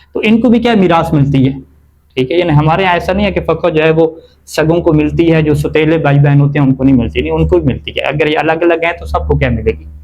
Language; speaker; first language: Urdu; native; Urdu